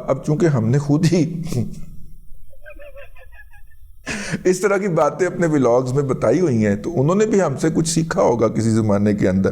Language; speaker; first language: Urdu; native; Urdu